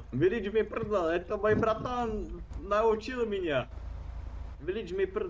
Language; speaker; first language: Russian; non-native, learner; Czech